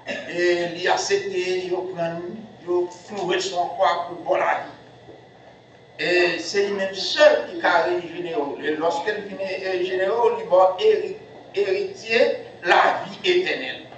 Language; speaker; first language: French; non-native, local second language; Haitian Creole